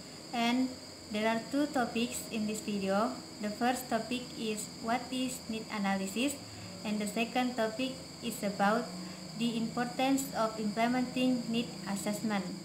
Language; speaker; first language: English; non-native, fluent; Indonesian